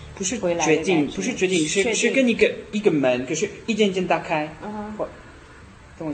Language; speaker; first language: Chinese; non-native, learner; French